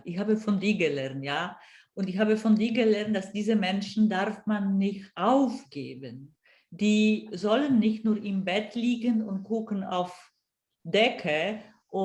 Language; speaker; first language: German; non-native, fluent; Polish